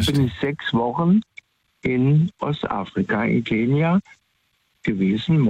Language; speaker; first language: German; native; German